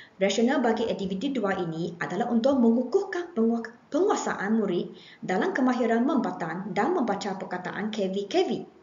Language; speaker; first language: Malay; non-native, local second language; Chinese